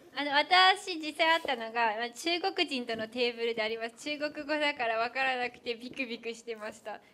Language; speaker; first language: Japanese; native; Japanese